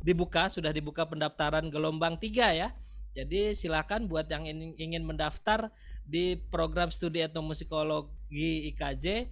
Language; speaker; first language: Indonesian; native; Indonesian